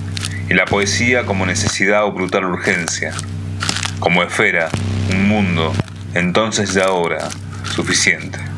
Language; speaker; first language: Spanish; native; Spanish